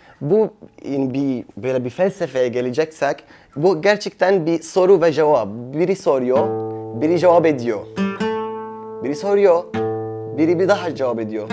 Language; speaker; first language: Turkish; non-native, fluent; Arabic